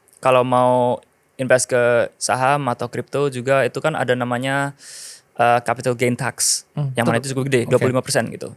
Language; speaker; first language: Indonesian; native; Indonesian